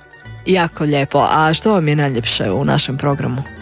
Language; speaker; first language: Croatian; native; Croatian